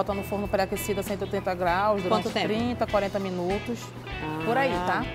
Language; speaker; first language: Portuguese; native; Portuguese